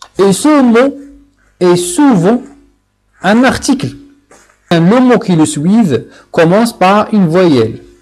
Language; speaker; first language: French; non-native, local second language; Arabic